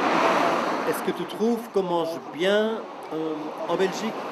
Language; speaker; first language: French; native; French